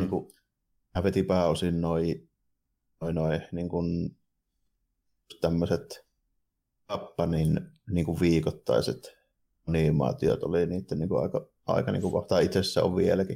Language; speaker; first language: Finnish; native; Finnish